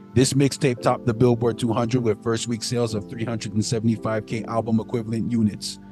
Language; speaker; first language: English; native; English